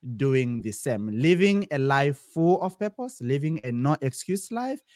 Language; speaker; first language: English; non-native, local second language; Shona